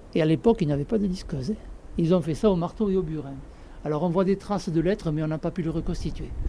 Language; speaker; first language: French; native; French